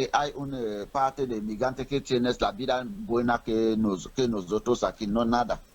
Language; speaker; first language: Spanish; non-native, learner; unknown